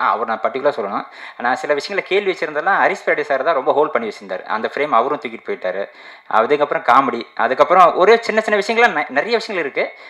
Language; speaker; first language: Tamil; native; Tamil